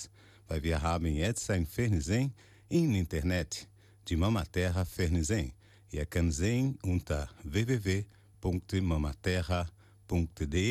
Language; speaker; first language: German; non-native, learner; Portuguese